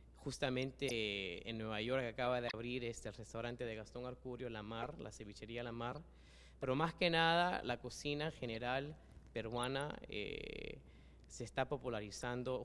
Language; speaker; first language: Spanish; early bilingual, heritage; Spanish